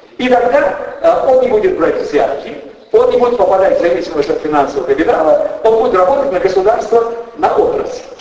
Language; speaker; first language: Russian; native; Russian